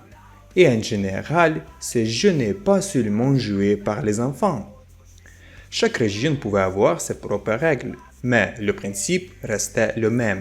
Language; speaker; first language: French; non-native, fluent; Russian